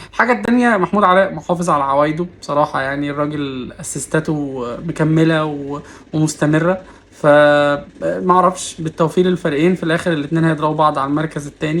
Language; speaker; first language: Arabic; native; Arabic